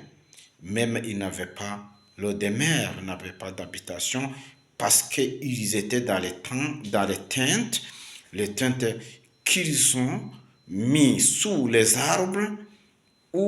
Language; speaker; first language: French; non-native, local second language; Kinyarwanda